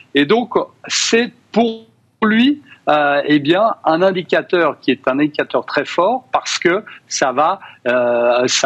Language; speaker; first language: French; native; French